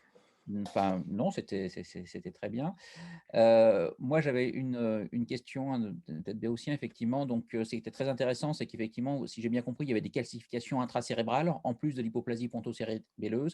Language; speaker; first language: French; native; French